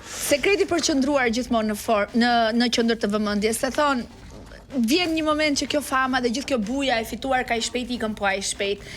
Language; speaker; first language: Albanian; native; Albanian